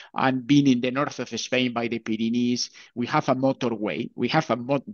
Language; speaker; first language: English; non-native, fluent; Spanish